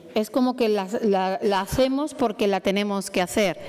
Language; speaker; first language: Spanish; native; Spanish